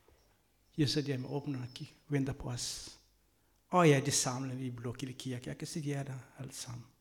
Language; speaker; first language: Danish; non-native, fluent; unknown